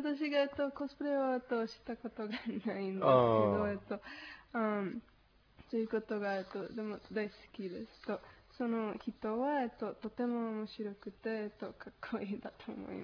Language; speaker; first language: Japanese; non-native, learner; Spanish